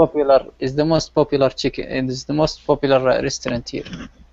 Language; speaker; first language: English; non-native, learner; Arabic